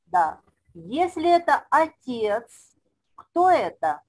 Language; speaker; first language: Russian; non-native, fluent; Spanish